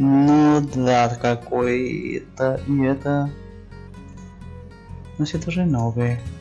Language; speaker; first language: Russian; non-native, learner; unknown